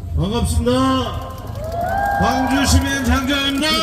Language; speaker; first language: Korean; native; Korean